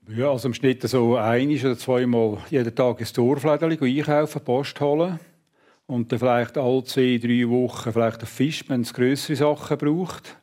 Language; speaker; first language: German; native; German